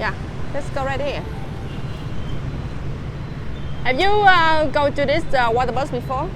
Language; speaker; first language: English; non-native, fluent; Vietnamese